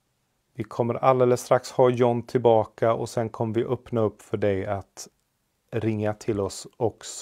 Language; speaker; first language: Swedish; native; Swedish